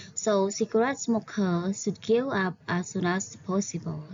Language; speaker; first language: English; non-native, learner; Khmer